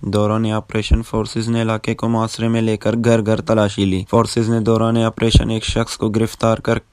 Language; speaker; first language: Urdu; non-native, local second language; Baluchi